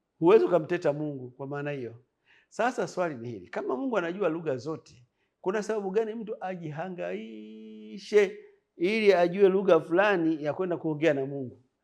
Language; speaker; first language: Swahili; native; Swahili